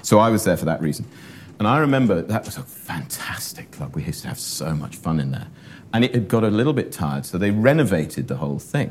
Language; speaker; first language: English; native; English